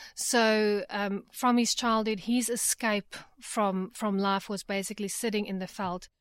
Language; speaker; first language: English; native; English